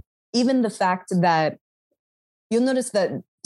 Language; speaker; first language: English; early bilingual, other home language; Arabic